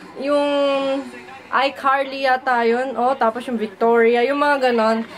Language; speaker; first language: Filipino; early bilingual, heritage; Filipino